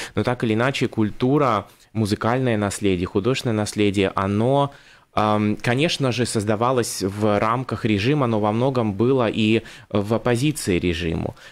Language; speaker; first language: Russian; native; Russian